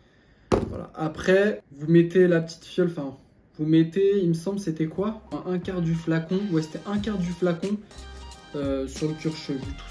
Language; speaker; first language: French; native; French